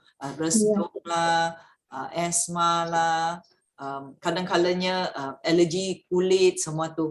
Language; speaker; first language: Malay; native; Malay